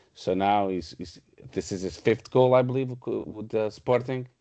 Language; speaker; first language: English; non-native, fluent; Portuguese